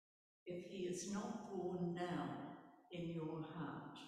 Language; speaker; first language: English; native; English